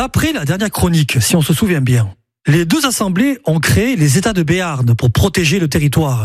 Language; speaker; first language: French; native; French